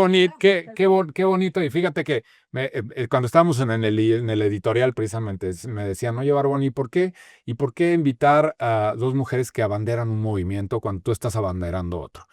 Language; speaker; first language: Spanish; native; Spanish